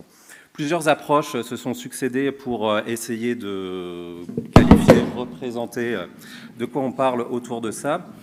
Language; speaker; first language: French; native; French